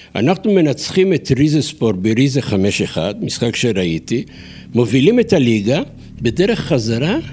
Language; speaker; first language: Hebrew; non-native, fluent; Turkish